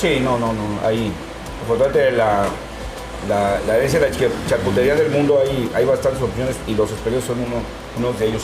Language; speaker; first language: Spanish; native; Spanish